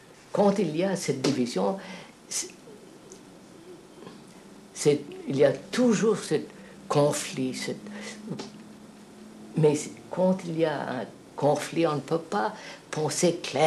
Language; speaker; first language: French; non-native, fluent; Telugu